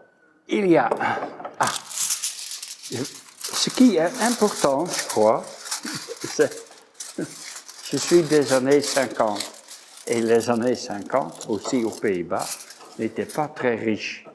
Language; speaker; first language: French; non-native, fluent; Dutch